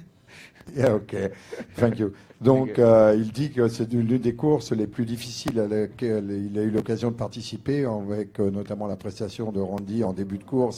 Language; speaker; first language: French; native; French